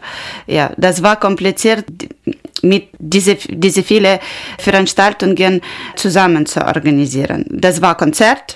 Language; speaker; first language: German; non-native, learner; Ukrainian